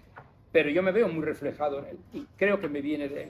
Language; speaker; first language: Spanish; native; Spanish